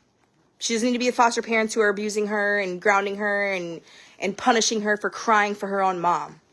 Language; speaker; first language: English; native; English